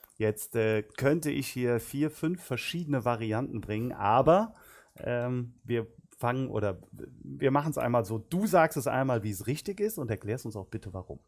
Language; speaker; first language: German; native; German